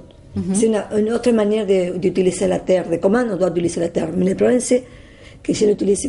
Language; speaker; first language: French; non-native, learner; Spanish